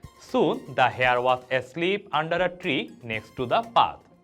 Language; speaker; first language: English; non-native, local second language; Bangla